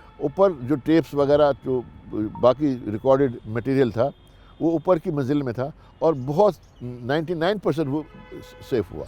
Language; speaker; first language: Urdu; non-native, local second language; Kashmiri